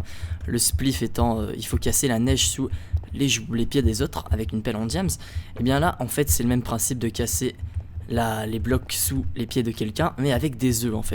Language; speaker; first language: French; native; French